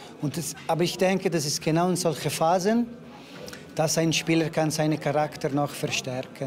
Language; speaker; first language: German; non-native, local second language; Italian